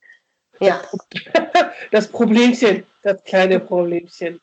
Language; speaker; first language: German; native; German